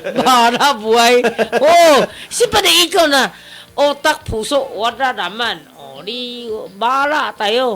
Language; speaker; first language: Filipino; non-native, learner; Chinese